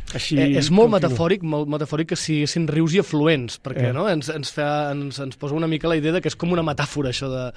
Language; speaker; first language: Catalan; native; Catalan